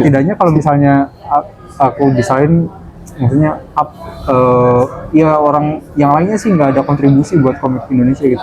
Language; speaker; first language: Indonesian; native; Indonesian